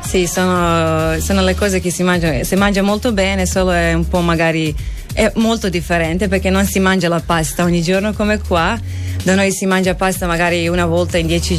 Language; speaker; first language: Italian; non-native, learner; Croatian